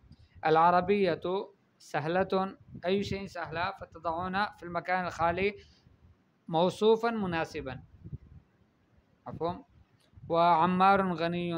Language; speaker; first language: Arabic; non-native, fluent; Urdu